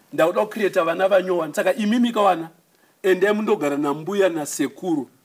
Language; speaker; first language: Shona; native; Shona